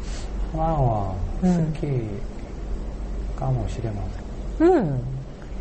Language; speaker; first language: Japanese; non-native, learner; Korean